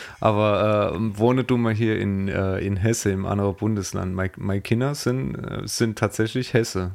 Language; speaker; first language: German; native; German